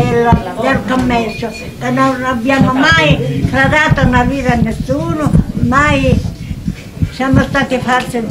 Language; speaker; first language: Italian; non-native, local second language; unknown